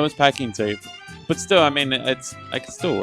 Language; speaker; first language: English; native; English